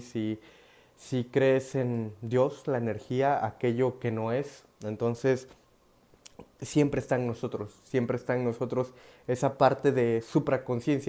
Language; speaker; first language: Spanish; native; Spanish